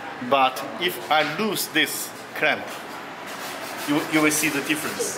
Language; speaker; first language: English; non-native, fluent; Chinese